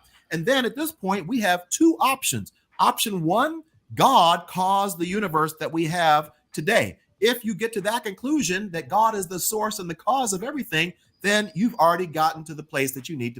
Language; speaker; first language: English; native; English